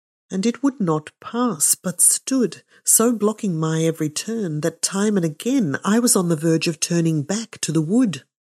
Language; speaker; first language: English; native; English